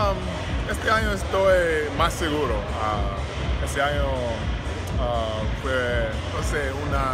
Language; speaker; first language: Spanish; non-native, fluent; English